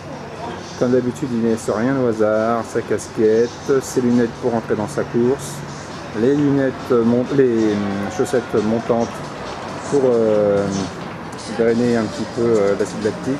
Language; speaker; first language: French; native; French